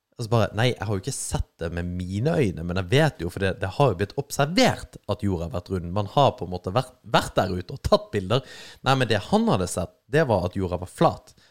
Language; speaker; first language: Norwegian; native; Norwegian